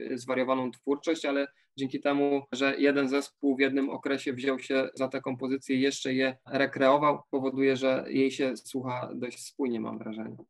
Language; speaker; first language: Polish; native; Polish